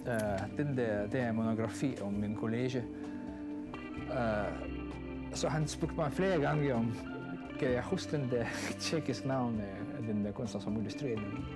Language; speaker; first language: Danish; non-native, fluent; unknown